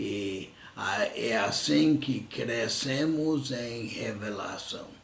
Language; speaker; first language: Portuguese; non-native, fluent; English